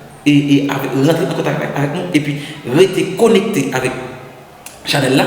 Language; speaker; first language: French; non-native, learner; Haitian Creole